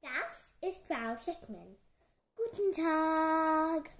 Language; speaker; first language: German; non-native, learner; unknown